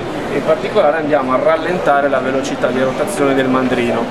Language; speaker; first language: Italian; native; Italian